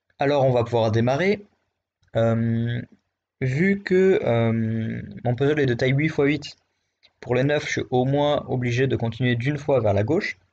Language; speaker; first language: French; native; French